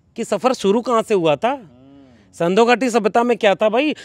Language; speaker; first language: Hindi; native; Hindi